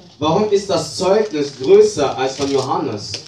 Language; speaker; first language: German; non-native, fluent; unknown